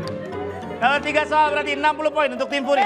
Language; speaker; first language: Indonesian; native; Indonesian